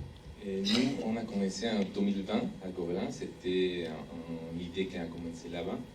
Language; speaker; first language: French; non-native, learner; Spanish